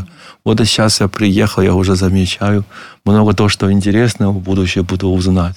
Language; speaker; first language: Russian; non-native, learner; Chinese